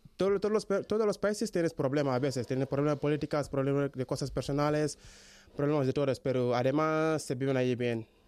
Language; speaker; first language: Spanish; non-native, learner; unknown